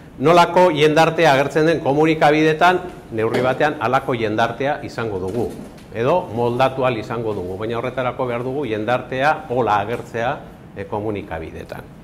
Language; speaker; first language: Basque; native; Basque